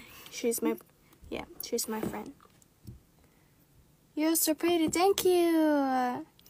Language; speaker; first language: English; non-native, learner; Korean